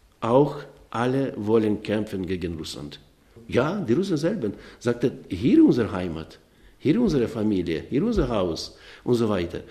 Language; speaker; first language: German; non-native, learner; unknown